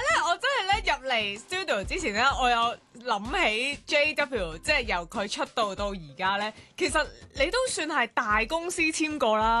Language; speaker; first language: Cantonese; native; Cantonese